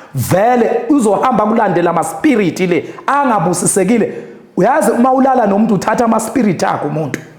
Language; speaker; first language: Zulu; native; Zulu